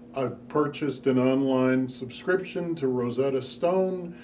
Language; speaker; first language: English; native; English